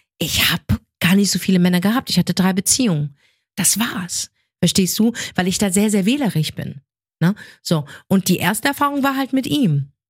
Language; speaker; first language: German; early bilingual, other home language; Arabic